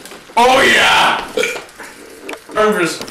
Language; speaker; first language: German; non-native, learner; English